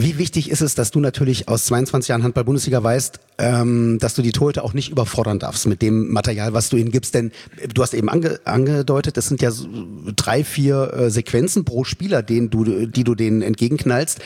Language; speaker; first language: German; native; German